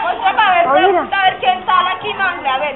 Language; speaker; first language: Spanish; native; Spanish